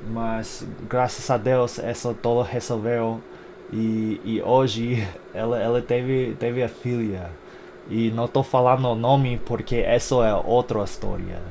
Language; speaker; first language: Portuguese; non-native, fluent; English